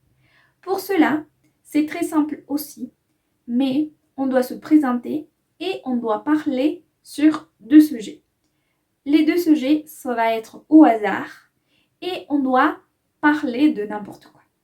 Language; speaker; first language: French; non-native, fluent; Spanish